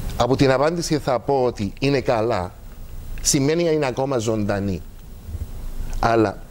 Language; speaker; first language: Greek; non-native, fluent; Arabic